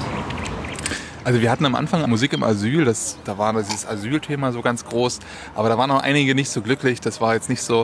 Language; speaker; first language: German; native; German